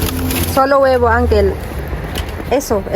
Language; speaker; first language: Spanish; non-native, learner; Filipino